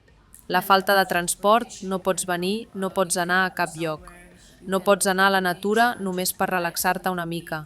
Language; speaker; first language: Catalan; non-native, fluent; Armenian